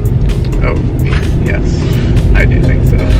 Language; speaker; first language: English; native; English